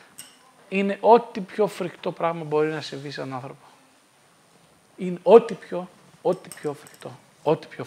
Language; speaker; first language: Greek; native; Greek